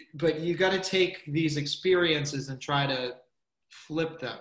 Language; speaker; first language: English; native; English